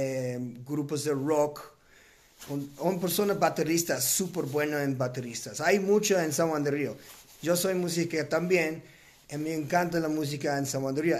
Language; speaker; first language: Spanish; non-native, learner; English